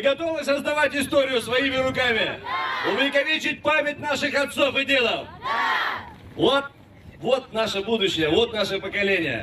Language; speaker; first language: Russian; native; Russian